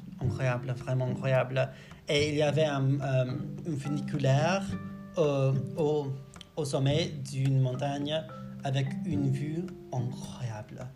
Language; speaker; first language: French; non-native, learner; English